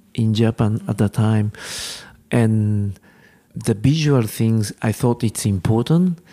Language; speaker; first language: English; non-native, learner; Japanese